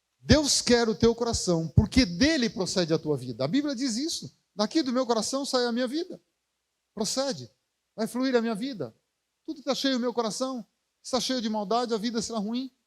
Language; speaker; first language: Portuguese; native; Portuguese